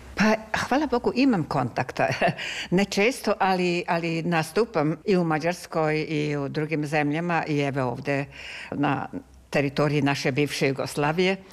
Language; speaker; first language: Serbian; non-native, local second language; Hungarian